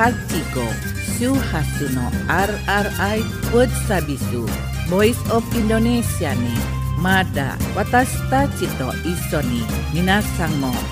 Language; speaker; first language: Japanese; non-native, fluent; Indonesian